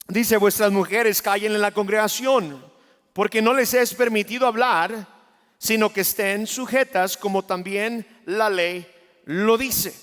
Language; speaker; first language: Spanish; native; Spanish